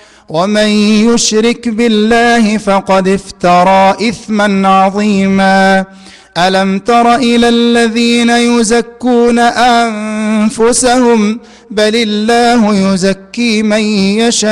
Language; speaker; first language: Arabic; native; Arabic